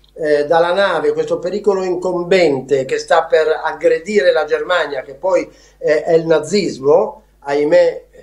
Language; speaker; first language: Italian; native; Italian